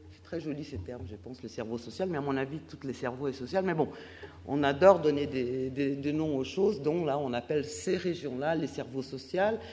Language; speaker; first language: French; non-native, fluent; Portuguese